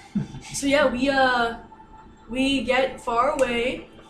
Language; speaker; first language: English; native; English